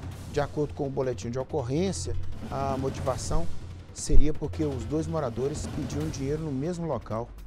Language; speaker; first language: Portuguese; native; Portuguese